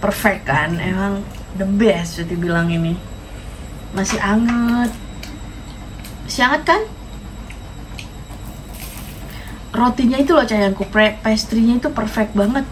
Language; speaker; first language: Indonesian; native; Indonesian